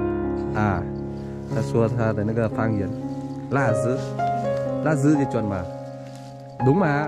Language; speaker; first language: Chinese; non-native, fluent; Vietnamese